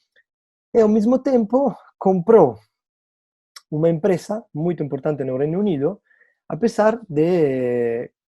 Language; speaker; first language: Portuguese; non-native, fluent; Italian